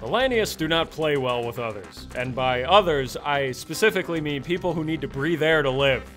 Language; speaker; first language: English; native; English